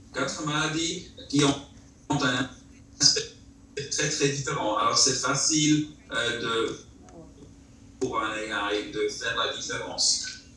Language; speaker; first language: French; non-native, local second language; German